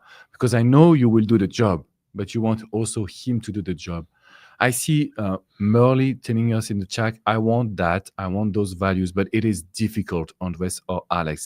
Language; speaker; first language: English; non-native, fluent; French